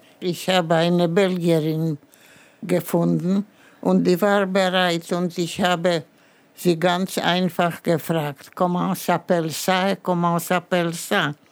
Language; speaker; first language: German; non-native, fluent; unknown